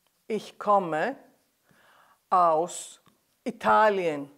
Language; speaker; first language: German; non-native, fluent; Greek